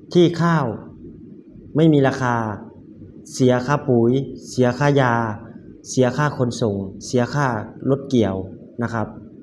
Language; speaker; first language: Thai; native; Thai